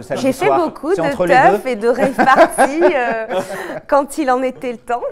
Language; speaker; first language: French; native; French